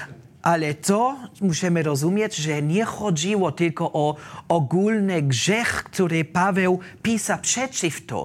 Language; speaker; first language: Polish; non-native, learner; German